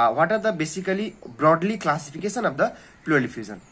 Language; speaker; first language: English; non-native, local second language; Nepali